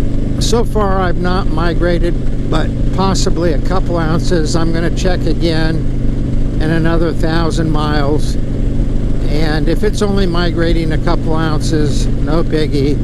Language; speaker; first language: English; native; English